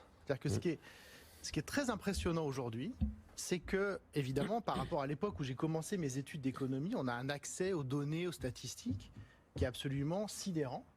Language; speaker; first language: French; native; French